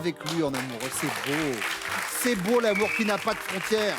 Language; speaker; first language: French; native; French